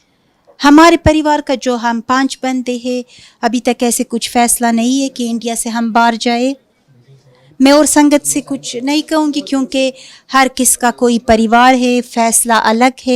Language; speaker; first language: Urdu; non-native, fluent; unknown